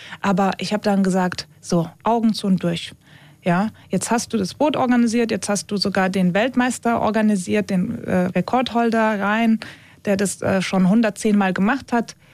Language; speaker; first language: German; early bilingual, other home language; Turkish